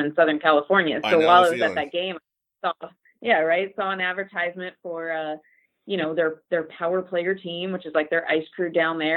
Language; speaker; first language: English; native; English